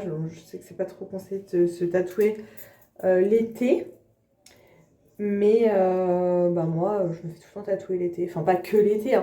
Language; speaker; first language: French; native; French